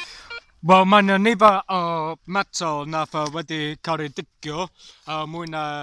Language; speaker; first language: Welsh; non-native, learner; English